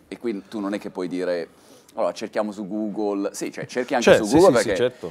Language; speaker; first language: Italian; native; Italian